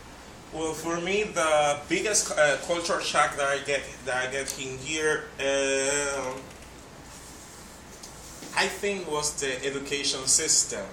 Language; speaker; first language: English; non-native, fluent; Spanish